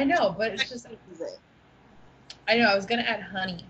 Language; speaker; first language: English; native; English